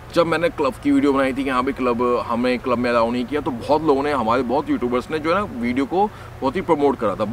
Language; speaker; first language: Hindi; native; Hindi